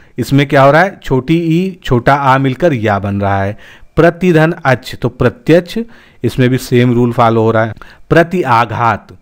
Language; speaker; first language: Hindi; native; Hindi